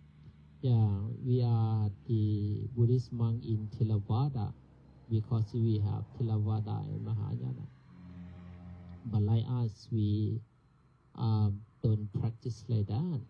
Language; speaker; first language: English; non-native, learner; Thai